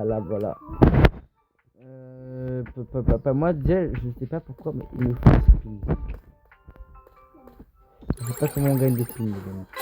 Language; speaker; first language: French; native; French